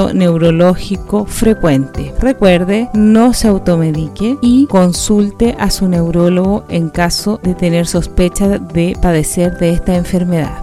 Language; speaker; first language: Spanish; native; Spanish